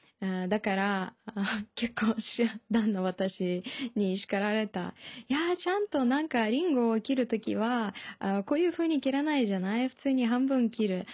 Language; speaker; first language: Japanese; non-native, learner; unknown